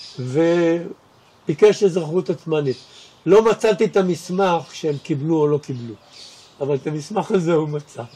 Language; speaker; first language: Hebrew; native; Hebrew